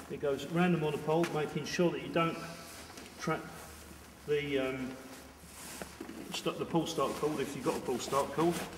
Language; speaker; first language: English; native; English